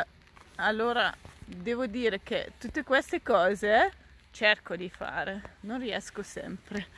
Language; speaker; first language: Italian; non-native, fluent; Dutch